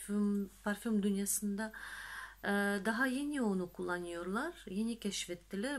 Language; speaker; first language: Turkish; non-native, fluent; Russian